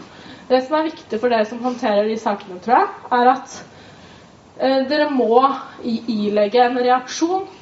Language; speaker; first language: Norwegian; native; Norwegian